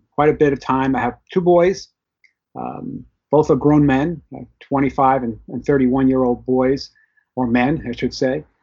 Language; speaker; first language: English; native; English